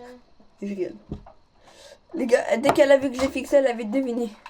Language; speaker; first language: French; native; French